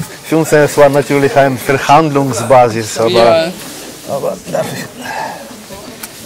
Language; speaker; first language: German; non-native, learner; Russian